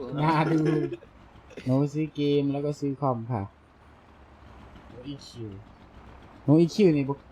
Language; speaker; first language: Thai; native; Thai